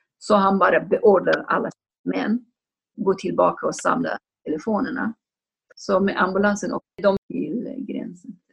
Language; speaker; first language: Swedish; non-native, fluent; Kurdish